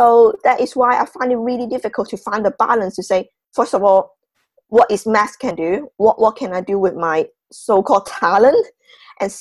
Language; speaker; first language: English; non-native, local second language; Cantonese